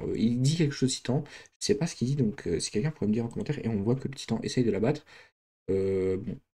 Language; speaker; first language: French; native; French